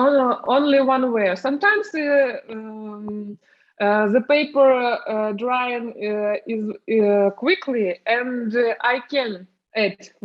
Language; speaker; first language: English; non-native, learner; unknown